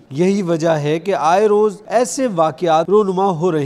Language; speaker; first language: Urdu; native; Urdu